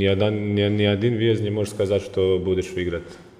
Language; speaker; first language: Russian; non-native, fluent; Croatian